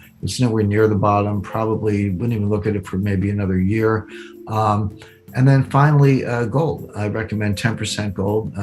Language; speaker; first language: English; native; English